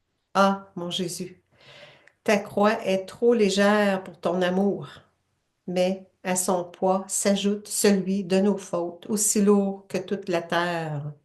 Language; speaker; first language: French; native; French